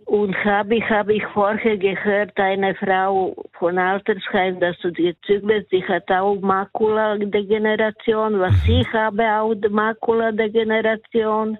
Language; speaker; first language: German; non-native, learner; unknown